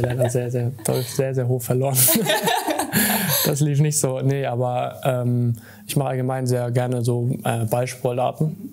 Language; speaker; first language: German; native; German